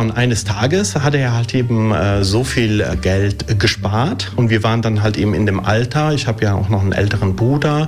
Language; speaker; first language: German; early bilingual, other home language; Italian